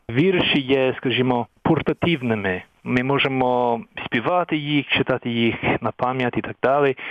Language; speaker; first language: Ukrainian; non-native, fluent; English